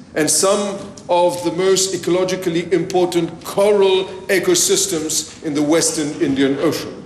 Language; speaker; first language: English; non-native, local second language; Morisyen